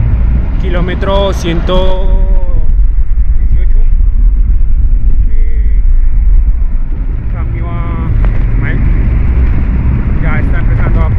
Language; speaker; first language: Spanish; native; Spanish